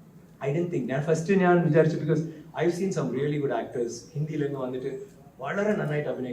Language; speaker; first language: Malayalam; non-native, learner; Tamil